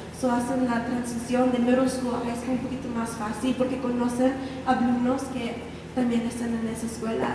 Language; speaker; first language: Spanish; early bilingual, heritage; Spanish